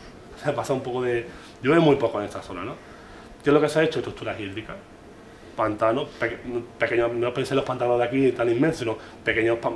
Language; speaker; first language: Spanish; native; Spanish